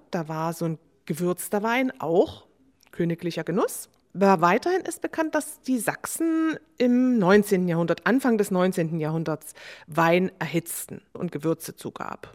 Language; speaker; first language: German; native; German